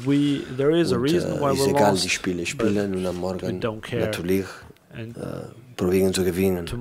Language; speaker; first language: German; non-native, learner; Catalan